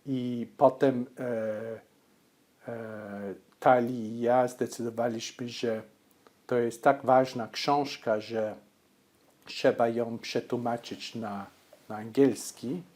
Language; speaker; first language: Polish; early bilingual, heritage; Polish